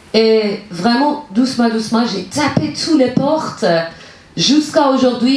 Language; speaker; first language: French; non-native, learner; Persian